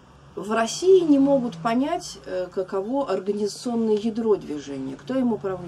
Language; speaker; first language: Russian; native; Russian